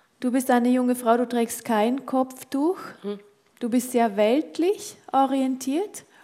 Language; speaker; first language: German; native; German